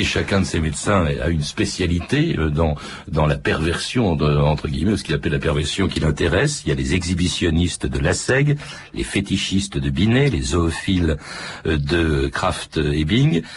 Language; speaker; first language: French; native; French